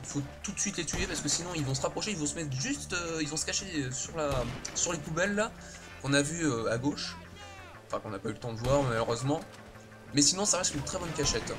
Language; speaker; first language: French; native; French